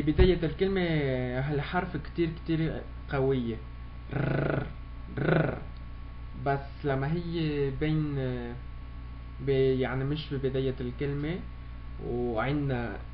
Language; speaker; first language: Arabic; early bilingual, heritage; Arabic